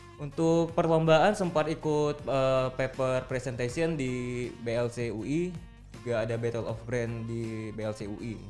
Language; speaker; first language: Indonesian; native; Indonesian